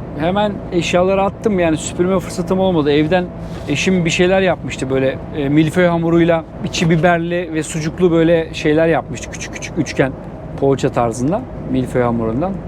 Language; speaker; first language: Turkish; native; Turkish